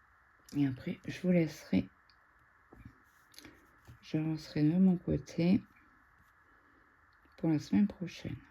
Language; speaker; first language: French; native; French